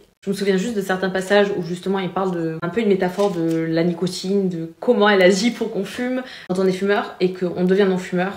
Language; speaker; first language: French; native; French